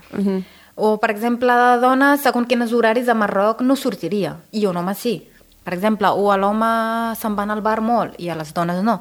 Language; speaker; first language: Catalan; non-native, fluent; Arabic